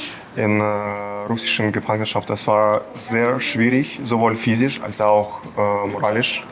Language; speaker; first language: German; non-native, fluent; Ukrainian